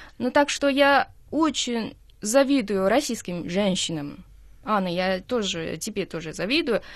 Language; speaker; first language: Russian; non-native, fluent; Chinese